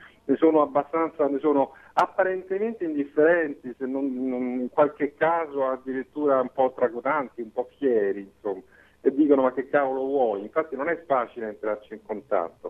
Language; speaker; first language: Italian; native; Italian